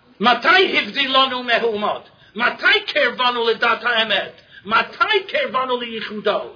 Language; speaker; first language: Hebrew; non-native, fluent; English